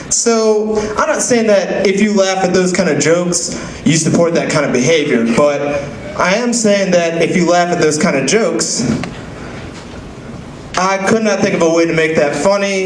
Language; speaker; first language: English; native; English